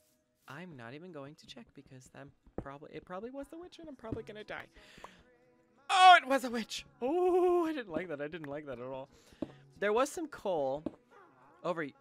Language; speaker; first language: English; native; English